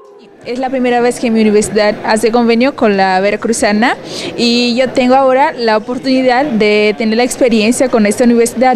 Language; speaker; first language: Spanish; non-native, fluent; Portuguese